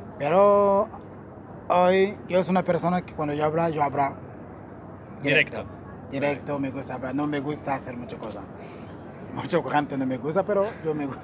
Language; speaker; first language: Spanish; non-native, learner; Portuguese